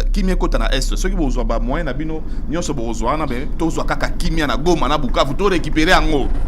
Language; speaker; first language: French; non-native, local second language; Lingala